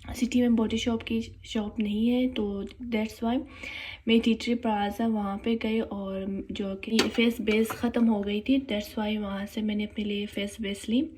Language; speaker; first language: Urdu; non-native, local second language; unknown